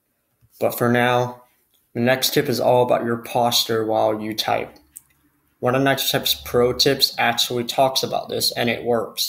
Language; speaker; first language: English; native; English